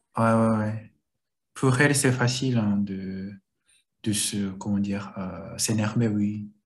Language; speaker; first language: French; non-native, learner; Japanese